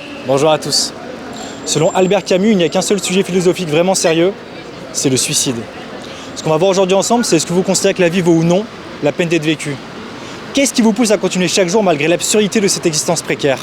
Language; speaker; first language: French; native; French